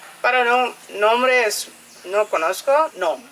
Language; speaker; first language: Spanish; non-native, learner; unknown